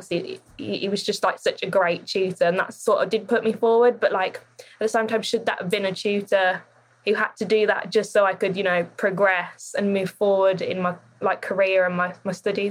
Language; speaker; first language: English; native; English